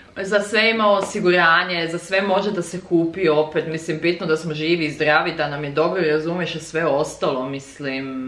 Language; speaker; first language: Serbian; early bilingual, heritage; Serbian